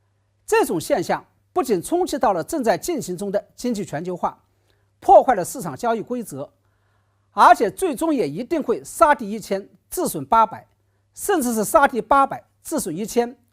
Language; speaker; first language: Chinese; native; Chinese